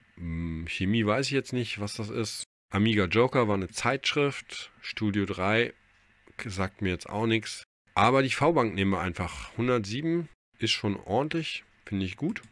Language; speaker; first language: German; native; German